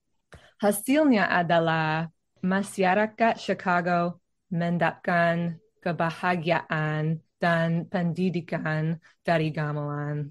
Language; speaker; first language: Indonesian; non-native, learner; English